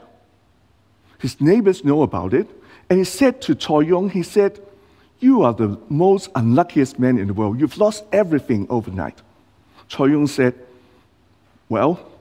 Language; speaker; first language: English; non-native, local second language; Cantonese